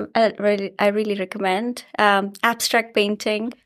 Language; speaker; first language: English; non-native, local second language; Hindi